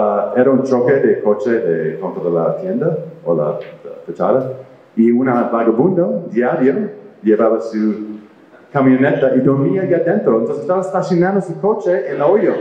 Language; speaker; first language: Spanish; non-native, fluent; English